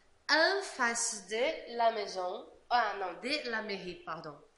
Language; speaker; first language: French; non-native, fluent; Portuguese